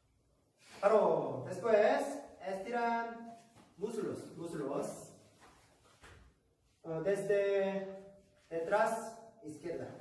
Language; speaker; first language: Spanish; non-native, learner; Korean